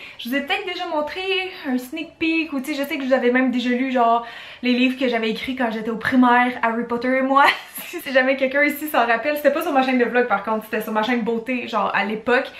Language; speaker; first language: French; native; French